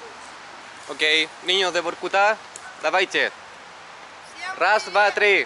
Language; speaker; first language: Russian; non-native, learner; Spanish